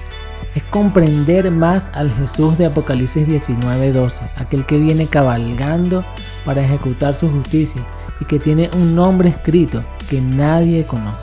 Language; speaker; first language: Spanish; native; Spanish